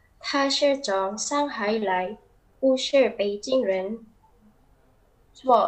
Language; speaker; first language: Chinese; non-native, learner; Indonesian